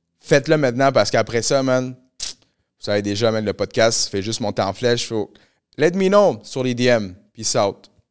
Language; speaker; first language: French; early bilingual, other home language; Spanish